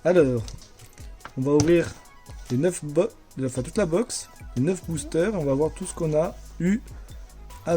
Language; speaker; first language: French; native; French